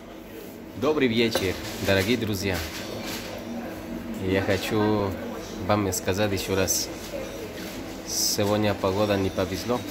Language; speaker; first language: Russian; non-native, learner; Spanish